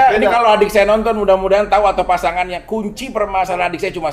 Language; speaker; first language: Indonesian; native; Indonesian